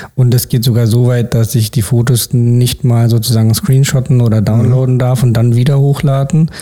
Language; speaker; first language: German; native; German